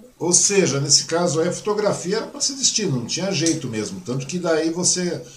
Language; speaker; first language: Portuguese; early bilingual, other home language; Chinese